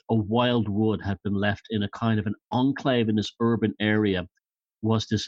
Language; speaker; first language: English; native; English